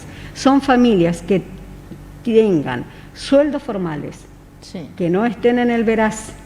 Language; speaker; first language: Spanish; native; Spanish